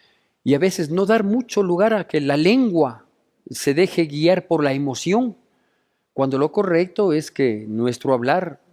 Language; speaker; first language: Spanish; native; Spanish